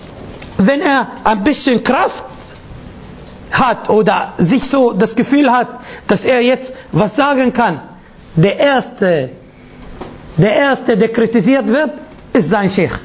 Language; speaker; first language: German; non-native, fluent; Arabic